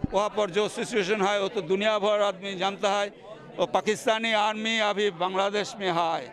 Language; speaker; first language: Hindi; non-native, learner; Bangla